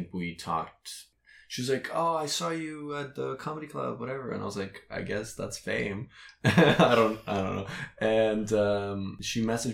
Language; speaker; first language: English; non-native, fluent; Russian